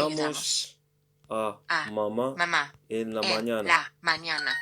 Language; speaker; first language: Spanish; non-native, learner; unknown